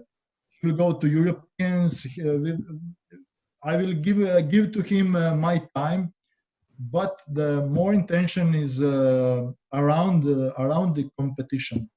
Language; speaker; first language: English; non-native, learner; Croatian